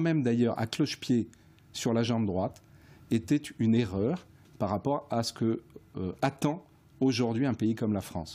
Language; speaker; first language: French; native; French